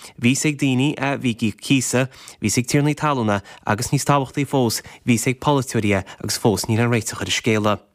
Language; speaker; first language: Irish; native; Irish